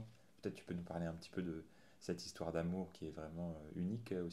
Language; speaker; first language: French; native; French